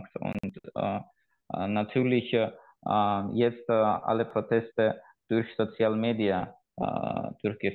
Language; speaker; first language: German; non-native, fluent; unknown